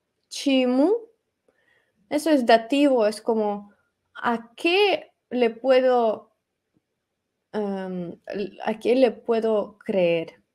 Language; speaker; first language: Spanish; non-native, fluent; Russian